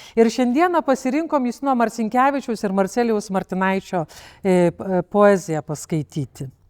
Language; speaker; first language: Lithuanian; native; Lithuanian